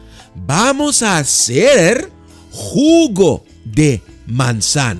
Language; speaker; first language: Spanish; non-native, fluent; Dutch